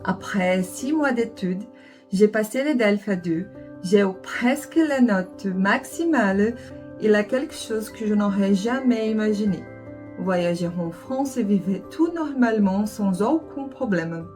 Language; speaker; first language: French; non-native, learner; Portuguese